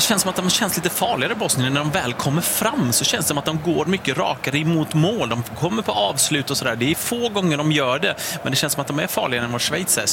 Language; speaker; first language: Swedish; native; Swedish